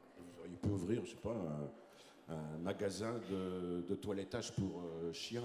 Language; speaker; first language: French; native; French